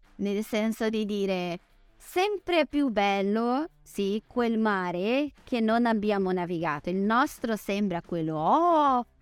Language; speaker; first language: Italian; non-native, fluent; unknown